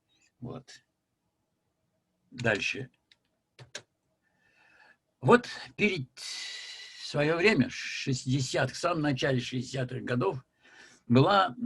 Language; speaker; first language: Russian; native; Russian